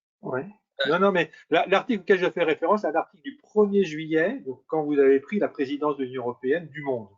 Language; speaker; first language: French; native; French